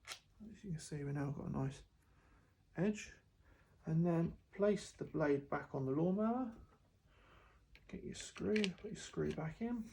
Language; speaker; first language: English; native; English